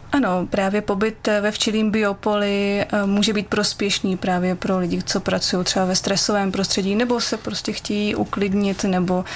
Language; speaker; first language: Czech; native; Czech